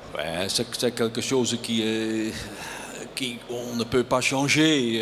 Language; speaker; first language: French; non-native, learner; Dutch